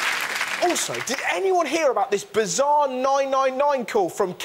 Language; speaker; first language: English; native; English